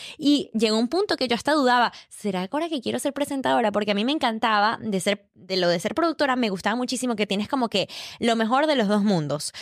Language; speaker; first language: Spanish; native; Spanish